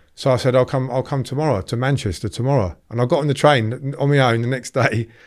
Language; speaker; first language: English; native; English